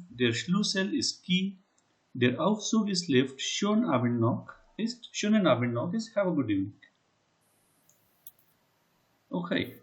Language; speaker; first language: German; non-native, fluent; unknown